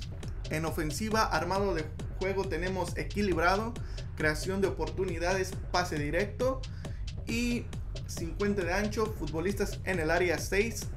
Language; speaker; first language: Spanish; native; Spanish